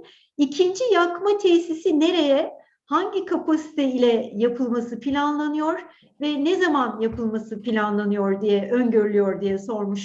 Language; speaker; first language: Turkish; native; Turkish